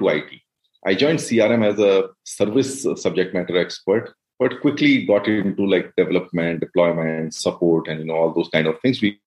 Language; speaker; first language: English; non-native, local second language; Hindi